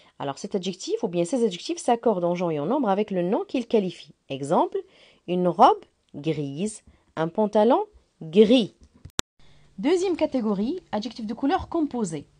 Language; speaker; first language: French; non-native, local second language; Arabic